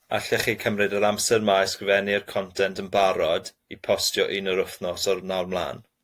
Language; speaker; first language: Welsh; non-native, local second language; English